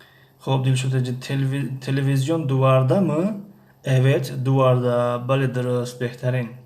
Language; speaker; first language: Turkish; non-native, fluent; Tajik